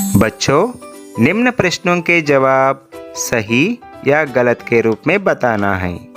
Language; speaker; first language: Hindi; non-native, local second language; Telugu